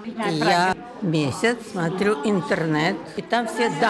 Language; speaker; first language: Czech; non-native, learner; Russian